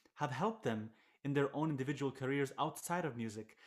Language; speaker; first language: English; non-native, fluent; Arabic